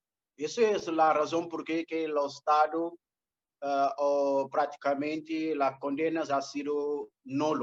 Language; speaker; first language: Spanish; non-native, fluent; Portuguese